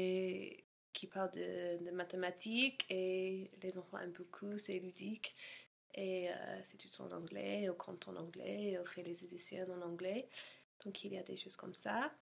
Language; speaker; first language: French; non-native, fluent; English